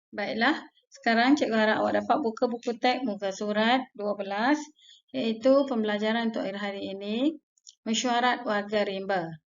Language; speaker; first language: Malay; native; Malay